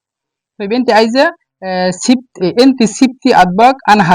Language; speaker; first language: Arabic; non-native, learner; Bangla